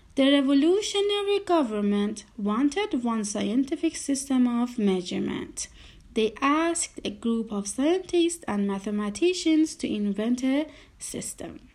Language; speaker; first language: English; non-native, fluent; Persian